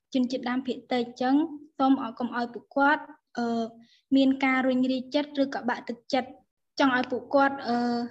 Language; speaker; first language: Khmer; non-native, local second language; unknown